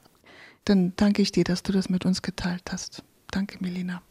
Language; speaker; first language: German; native; German